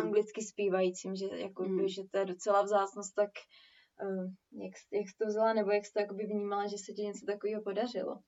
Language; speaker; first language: Czech; native; Czech